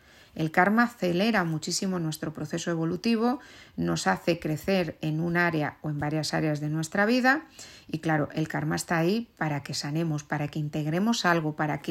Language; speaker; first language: Spanish; native; Spanish